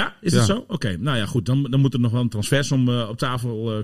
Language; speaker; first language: Dutch; native; Dutch